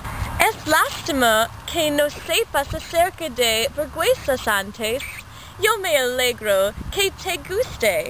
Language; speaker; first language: Spanish; non-native, learner; English